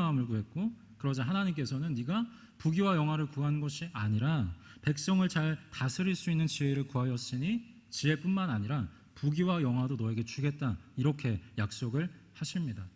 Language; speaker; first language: Korean; native; Korean